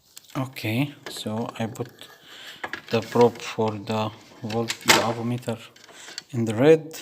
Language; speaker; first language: English; non-native, fluent; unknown